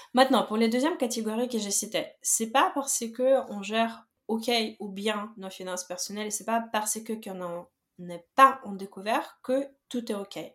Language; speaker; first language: French; non-native, fluent; Russian